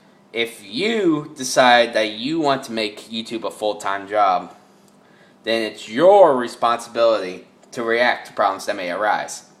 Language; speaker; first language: English; native; English